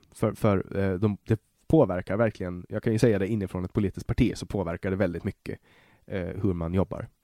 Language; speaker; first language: Swedish; native; Swedish